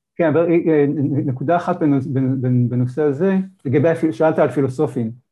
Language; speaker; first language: Hebrew; native; Hebrew